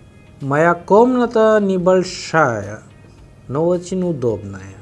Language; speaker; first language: Russian; non-native, fluent; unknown